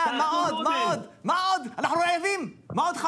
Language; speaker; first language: Hebrew; native; Hebrew